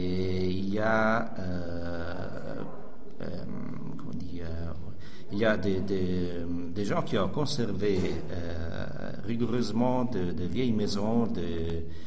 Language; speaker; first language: French; non-native, local second language; Italian